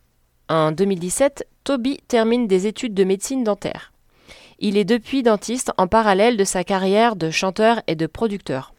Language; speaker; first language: French; native; French